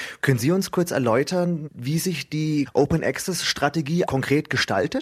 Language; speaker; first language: German; native; German